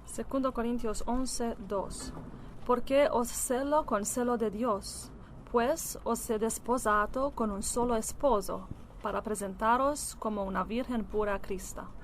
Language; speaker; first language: Spanish; non-native, learner; Italian